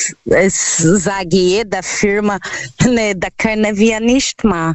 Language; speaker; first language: German; non-native, fluent; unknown